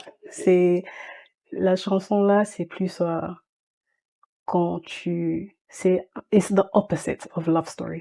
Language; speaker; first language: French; early bilingual, heritage; French